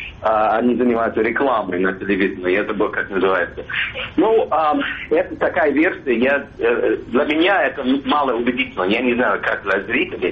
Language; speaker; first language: Russian; non-native, fluent; English